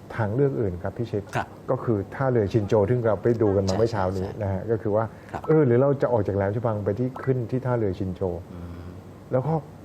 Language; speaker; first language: Thai; native; Thai